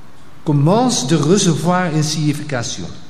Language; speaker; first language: French; non-native, local second language; Dutch